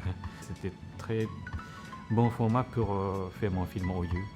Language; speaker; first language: French; non-native, fluent; Japanese